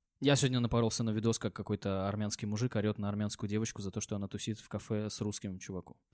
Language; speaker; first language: Russian; native; Russian